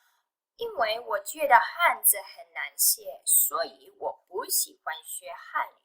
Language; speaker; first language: Chinese; non-native, fluent; English